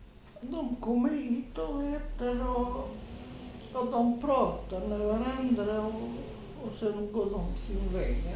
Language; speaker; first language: Swedish; non-native, fluent; Portuguese